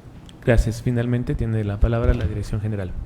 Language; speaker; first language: Spanish; native; Spanish